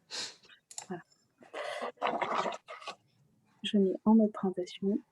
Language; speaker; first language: French; native; French